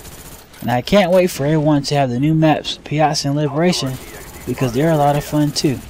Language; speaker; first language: English; native; English